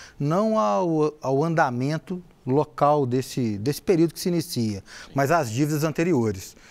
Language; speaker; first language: Portuguese; native; Portuguese